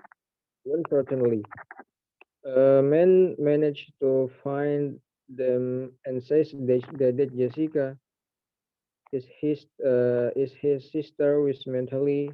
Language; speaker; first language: English; non-native, learner; Indonesian